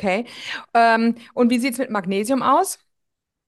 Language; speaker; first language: German; native; German